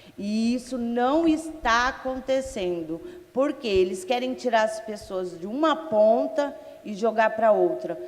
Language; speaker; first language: Portuguese; native; Portuguese